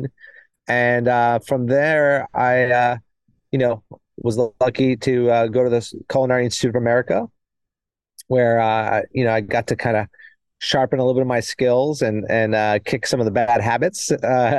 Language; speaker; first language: English; native; English